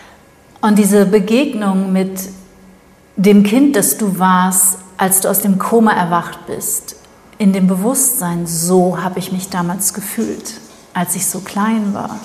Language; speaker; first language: German; native; German